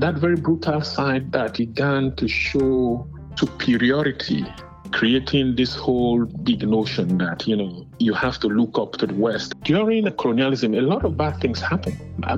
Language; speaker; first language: English; non-native, local second language; Igbo